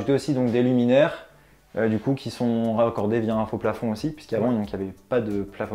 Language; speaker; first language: French; native; French